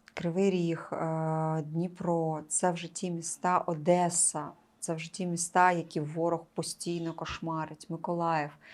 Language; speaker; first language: Ukrainian; native; Ukrainian